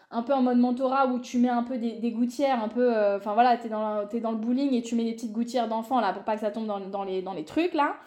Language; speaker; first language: French; native; French